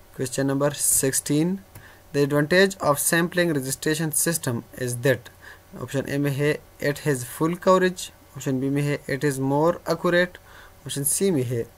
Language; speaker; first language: English; non-native, local second language; Urdu